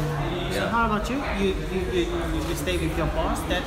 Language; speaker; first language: English; non-native, fluent; Cantonese